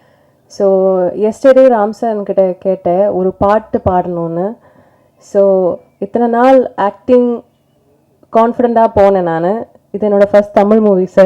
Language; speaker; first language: Tamil; non-native, learner; Malayalam